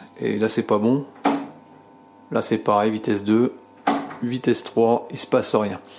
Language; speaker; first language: French; native; French